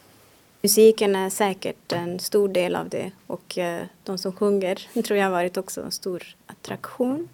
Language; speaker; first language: Swedish; non-native, fluent; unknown